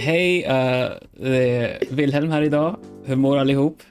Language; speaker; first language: Swedish; non-native, learner; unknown